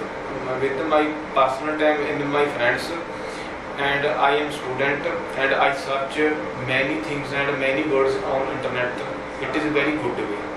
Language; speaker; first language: English; non-native, learner; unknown